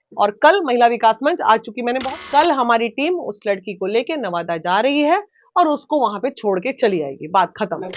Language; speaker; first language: Hindi; native; Hindi